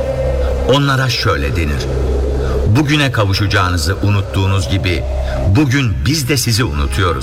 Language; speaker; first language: Turkish; native; Turkish